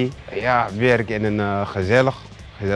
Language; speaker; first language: Dutch; non-native, learner; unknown